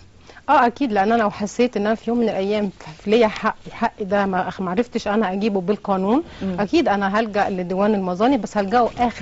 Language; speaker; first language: Arabic; native; Arabic